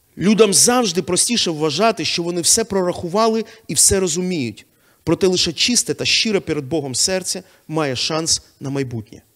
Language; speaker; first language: Ukrainian; non-native, local second language; Russian